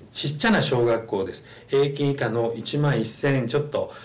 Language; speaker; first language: Japanese; native; Japanese